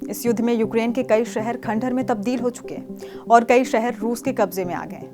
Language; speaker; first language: Hindi; native; Hindi